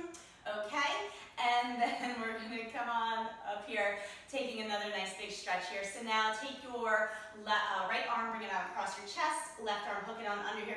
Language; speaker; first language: English; native; English